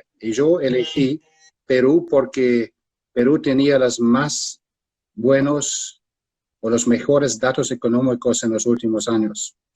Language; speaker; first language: Spanish; non-native, fluent; German